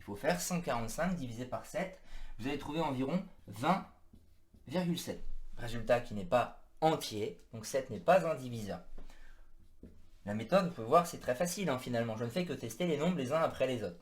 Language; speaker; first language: French; native; French